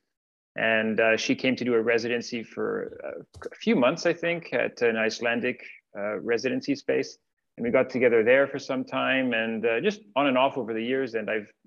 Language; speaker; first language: English; native; English